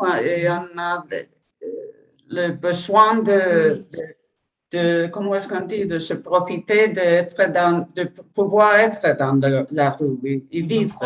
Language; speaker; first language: French; non-native, learner; Spanish